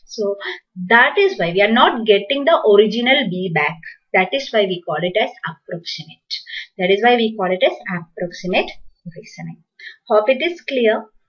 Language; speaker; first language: English; non-native, local second language; Malayalam